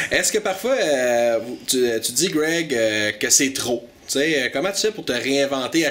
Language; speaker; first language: French; native; French